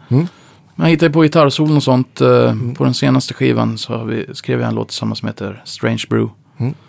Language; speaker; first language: Swedish; native; Swedish